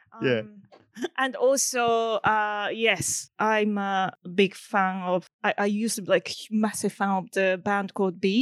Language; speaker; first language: English; non-native, fluent; Japanese